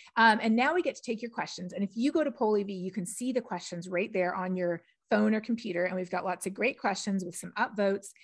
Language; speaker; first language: English; native; English